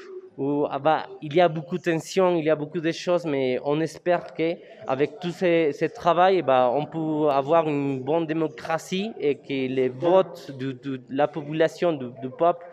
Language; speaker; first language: French; non-native, fluent; Spanish